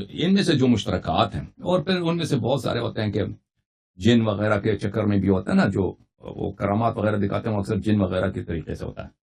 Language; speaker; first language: Urdu; non-native, fluent; Persian